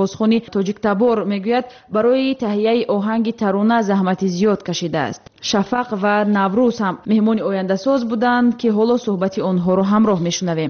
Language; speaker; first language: Tajik; native; Tajik